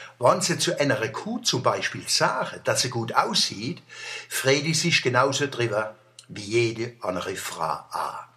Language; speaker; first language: German; native; German